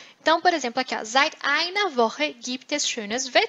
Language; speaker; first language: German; non-native, fluent; Portuguese